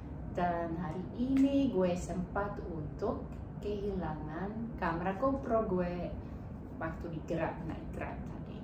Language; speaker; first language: Indonesian; non-native, fluent; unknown